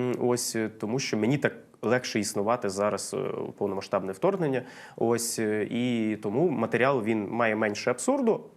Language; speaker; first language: Ukrainian; non-native, local second language; Russian